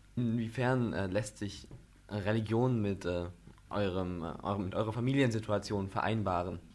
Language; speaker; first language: German; native; German